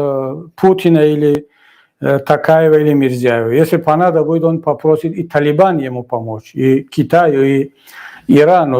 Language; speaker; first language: Russian; non-native, local second language; Tajik